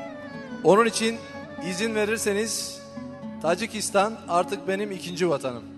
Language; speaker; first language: Turkish; native; Turkish